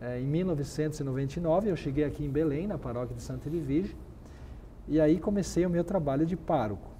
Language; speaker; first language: Portuguese; native; Portuguese